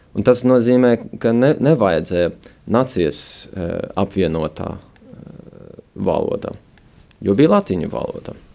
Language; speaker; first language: Latvian; early bilingual, heritage; Latvian